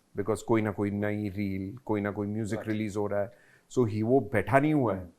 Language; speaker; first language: Hindi; native; Hindi